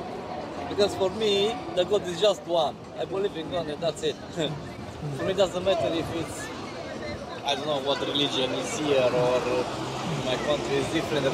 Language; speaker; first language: English; non-native, learner; Romanian